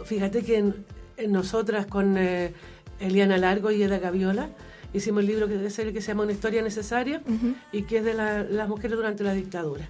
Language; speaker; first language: Spanish; native; Spanish